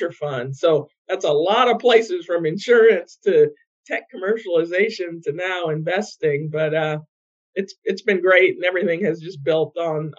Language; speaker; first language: English; native; English